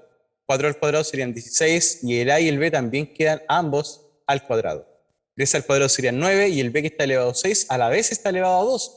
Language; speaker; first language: Spanish; native; Spanish